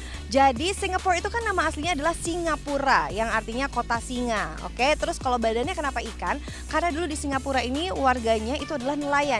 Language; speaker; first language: Indonesian; native; Indonesian